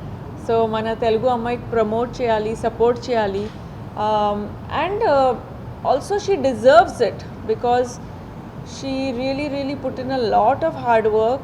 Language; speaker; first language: Telugu; non-native, fluent; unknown